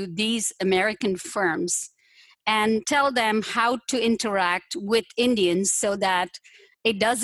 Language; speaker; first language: English; non-native, local second language; Tamil